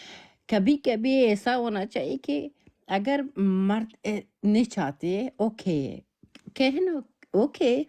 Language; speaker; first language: Hindi; non-native, learner; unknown